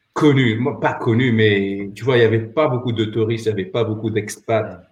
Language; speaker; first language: French; non-native, local second language; Arabic